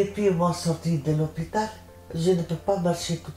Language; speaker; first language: French; non-native, learner; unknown